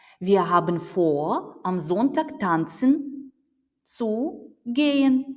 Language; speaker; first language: German; non-native, fluent; Ukrainian